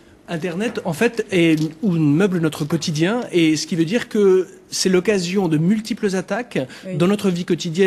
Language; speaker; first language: French; native; French